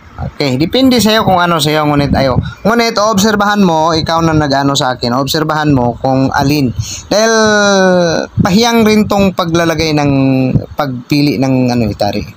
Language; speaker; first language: Filipino; non-native, local second language; Cebuano